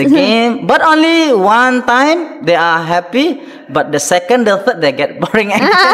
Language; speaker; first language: English; non-native, fluent; Indonesian